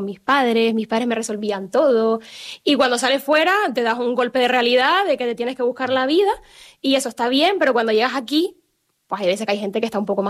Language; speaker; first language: Spanish; native; Spanish